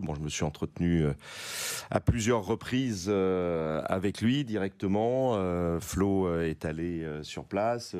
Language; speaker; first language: French; native; French